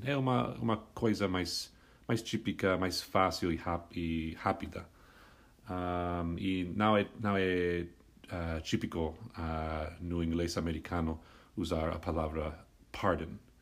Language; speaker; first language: Portuguese; non-native, fluent; English